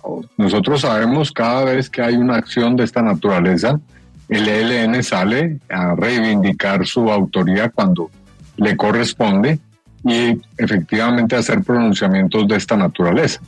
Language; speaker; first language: Spanish; native; Spanish